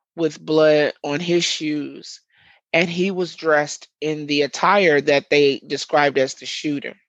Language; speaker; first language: English; native; English